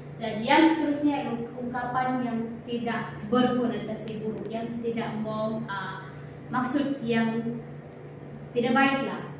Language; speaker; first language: Malay; non-native, local second language; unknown